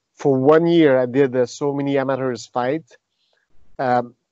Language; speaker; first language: English; non-native, fluent; French